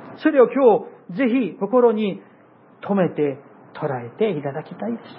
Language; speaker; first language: Japanese; non-native, fluent; Korean